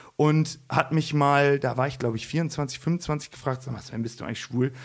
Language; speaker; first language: German; native; German